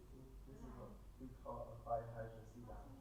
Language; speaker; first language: English; non-native, fluent; Thai